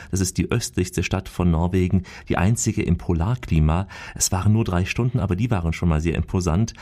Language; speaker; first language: German; native; German